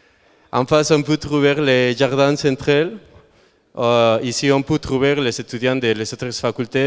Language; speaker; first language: French; non-native, learner; Spanish